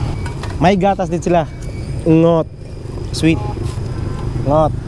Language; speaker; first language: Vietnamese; non-native, learner; Filipino